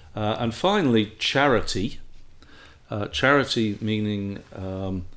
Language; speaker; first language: English; native; English